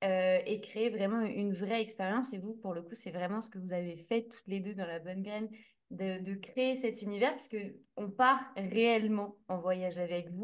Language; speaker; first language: French; native; French